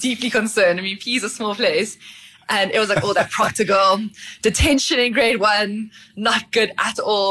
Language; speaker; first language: English; native; English